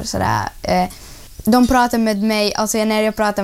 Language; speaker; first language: Swedish; early bilingual, other home language; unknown